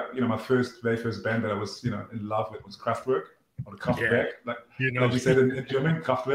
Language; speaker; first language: English; non-native, fluent; German